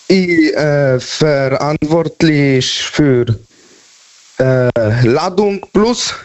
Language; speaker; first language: German; non-native, learner; Polish